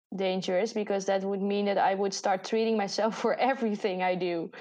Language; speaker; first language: English; non-native, fluent; Dutch